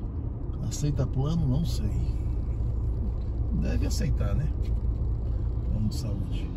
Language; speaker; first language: Portuguese; native; Portuguese